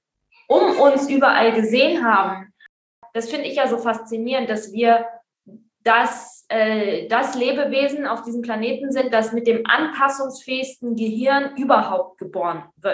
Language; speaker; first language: German; native; German